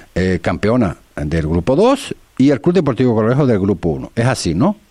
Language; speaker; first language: Spanish; native; Spanish